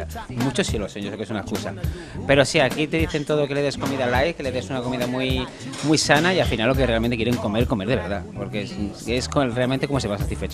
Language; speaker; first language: Spanish; native; Spanish